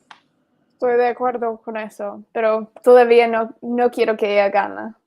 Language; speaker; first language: Spanish; non-native, fluent; English